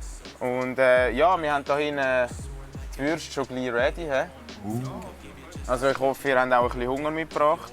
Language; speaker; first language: German; native; German